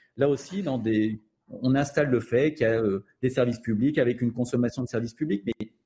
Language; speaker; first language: French; native; French